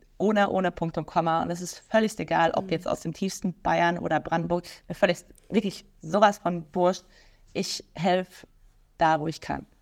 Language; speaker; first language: German; native; German